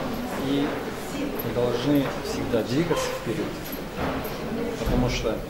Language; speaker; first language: Russian; non-native, local second language; Kazakh